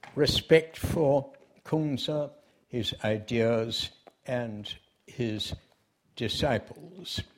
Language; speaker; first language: English; native; English